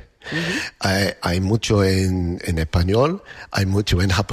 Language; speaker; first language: Spanish; non-native, learner; English